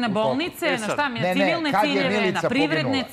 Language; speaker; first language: Serbian; native; Serbian